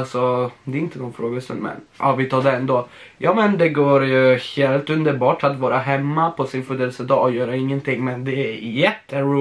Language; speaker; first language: Swedish; non-native, fluent; Polish